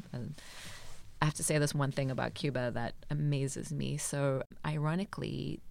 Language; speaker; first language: English; native; English